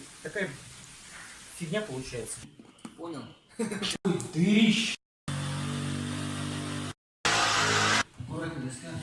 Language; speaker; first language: Russian; native; Russian